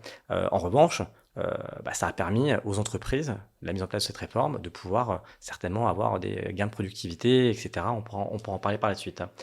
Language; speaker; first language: French; native; French